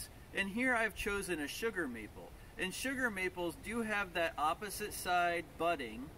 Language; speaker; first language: English; native; English